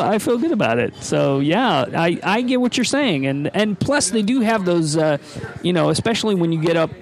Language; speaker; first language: English; native; English